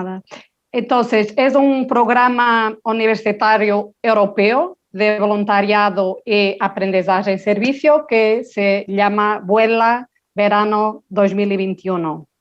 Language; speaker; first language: Spanish; non-native, local second language; Portuguese